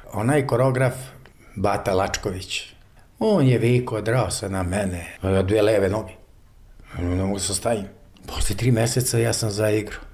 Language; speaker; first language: Serbian; native; Serbian